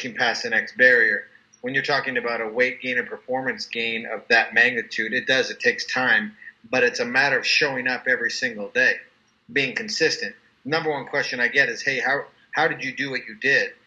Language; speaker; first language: English; native; English